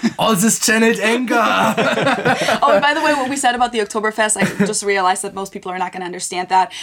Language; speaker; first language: English; non-native, fluent; German